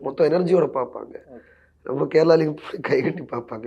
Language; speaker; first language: Tamil; non-native, learner; Malayalam